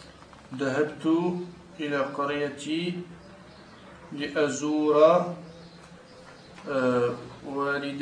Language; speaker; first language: Arabic; non-native, learner; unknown